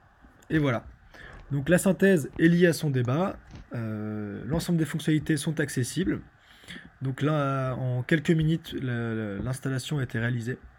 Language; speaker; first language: French; native; French